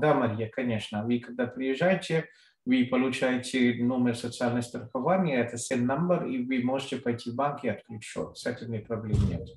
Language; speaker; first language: Russian; non-native, fluent; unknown